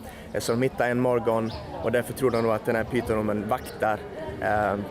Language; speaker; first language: Swedish; native; Swedish